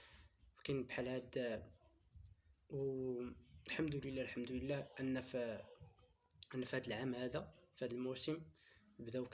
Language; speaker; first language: Arabic; native; Arabic